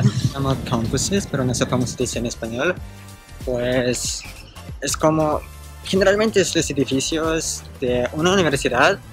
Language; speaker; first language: Spanish; non-native, fluent; Russian